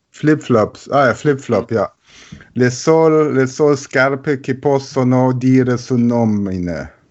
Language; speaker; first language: Italian; non-native, learner; German